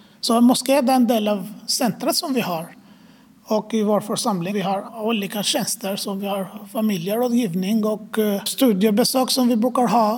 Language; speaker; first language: Swedish; non-native, fluent; Arabic